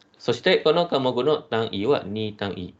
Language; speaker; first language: Japanese; non-native, fluent; Malay